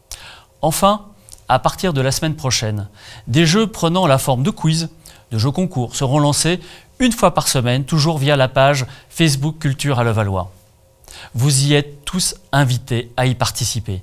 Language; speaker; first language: French; native; French